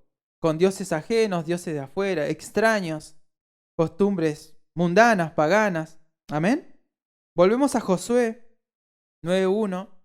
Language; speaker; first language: Spanish; native; Spanish